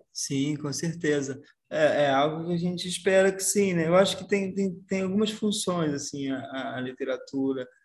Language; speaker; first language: Portuguese; native; Portuguese